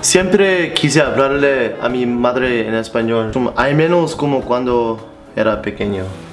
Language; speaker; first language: Spanish; early bilingual, heritage; Spanish